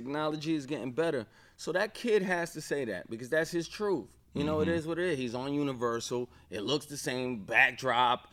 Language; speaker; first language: English; early bilingual, other home language; Spanish